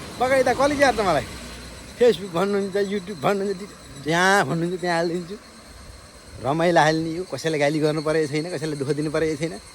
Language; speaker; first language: Nepali; native; Nepali